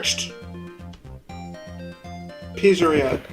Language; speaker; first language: English; native; English